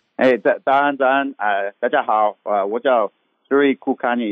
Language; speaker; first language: Chinese; non-native, learner; English